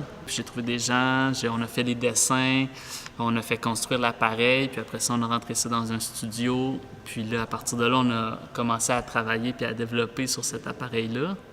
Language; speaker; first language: French; native; French